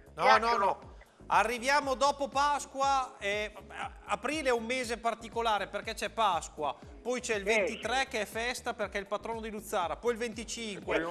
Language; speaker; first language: Italian; native; Italian